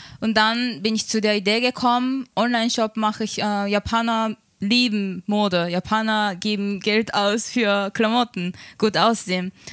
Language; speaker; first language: German; non-native, fluent; Japanese